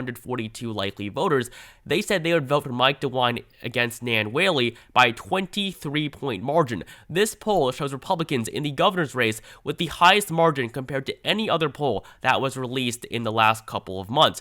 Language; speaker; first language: English; native; English